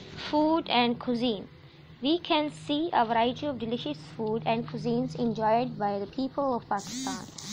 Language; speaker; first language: English; non-native, local second language; Punjabi